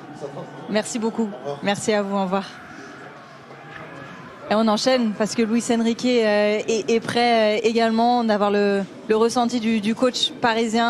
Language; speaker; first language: French; native; French